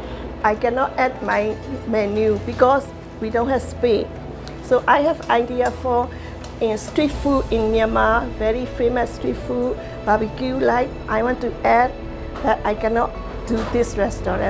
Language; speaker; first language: English; non-native, learner; Burmese